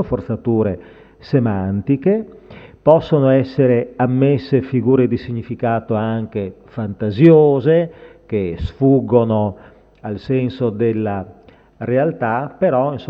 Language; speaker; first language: Italian; native; Italian